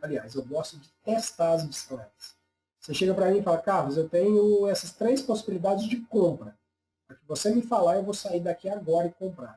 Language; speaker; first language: Portuguese; native; Portuguese